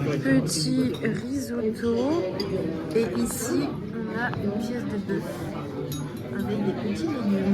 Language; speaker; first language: French; native; French